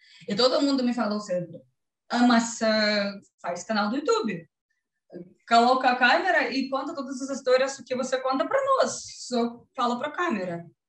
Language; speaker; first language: Portuguese; non-native, learner; Russian